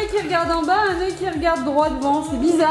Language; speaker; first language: French; native; French